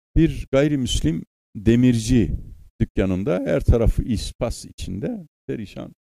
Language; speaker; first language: Turkish; native; Turkish